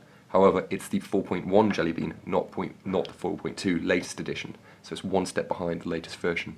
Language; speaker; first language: English; native; English